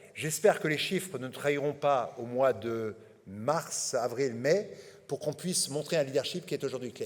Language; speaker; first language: French; native; French